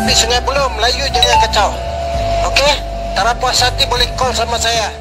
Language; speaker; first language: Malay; non-native, learner; Bangla